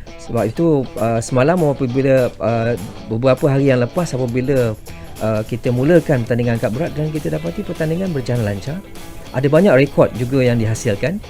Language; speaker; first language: Malay; native; Malay